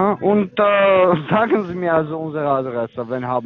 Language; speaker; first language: German; non-native, learner; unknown